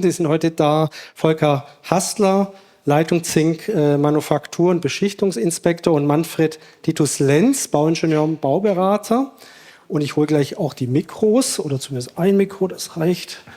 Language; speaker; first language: German; native; German